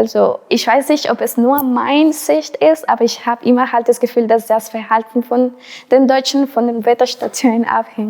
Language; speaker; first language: German; non-native, fluent; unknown